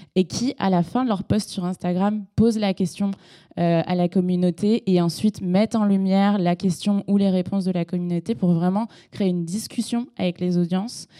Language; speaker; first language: French; native; French